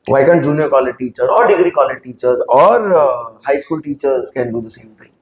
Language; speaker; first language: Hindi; non-native, local second language; Gujarati